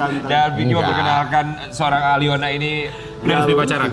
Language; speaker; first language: Indonesian; native; Indonesian